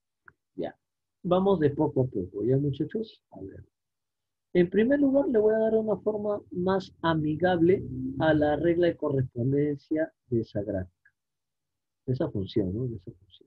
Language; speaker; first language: Spanish; native; Spanish